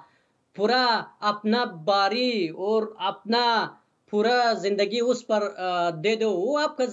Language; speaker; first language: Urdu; non-native, learner; Persian